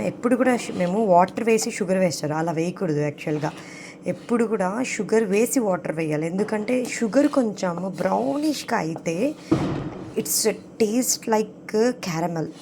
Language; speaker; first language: Telugu; non-native, local second language; Urdu